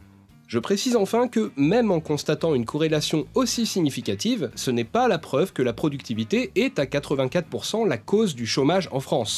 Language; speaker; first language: French; native; French